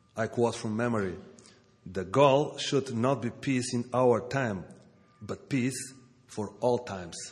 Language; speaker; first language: English; non-native, learner; Bulgarian